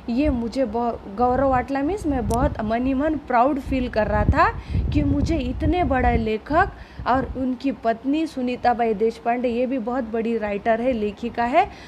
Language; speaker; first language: Hindi; non-native, local second language; Marathi